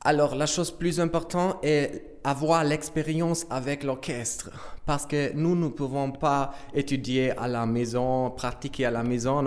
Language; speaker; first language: French; non-native, fluent; German